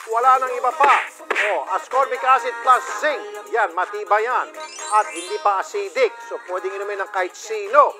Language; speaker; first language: Filipino; native; Filipino